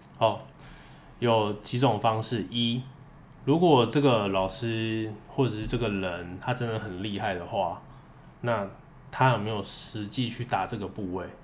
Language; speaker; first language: Chinese; native; Chinese